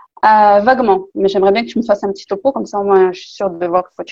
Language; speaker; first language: French; native; French